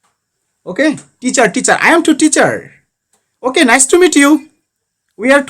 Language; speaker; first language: English; non-native, learner; Bangla